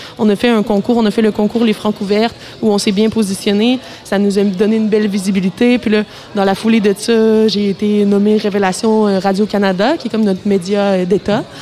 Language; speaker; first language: French; native; French